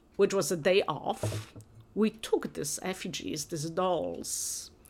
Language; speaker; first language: English; non-native, fluent; Polish